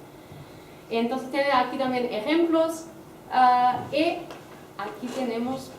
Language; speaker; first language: Spanish; non-native, fluent; Portuguese